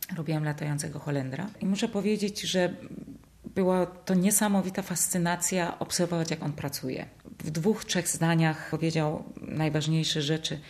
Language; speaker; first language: Polish; early bilingual, heritage; Polish